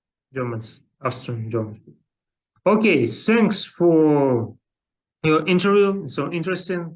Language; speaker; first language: English; non-native, learner; Russian